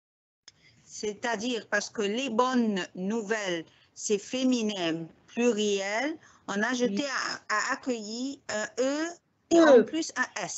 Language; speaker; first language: French; non-native, fluent; Arabic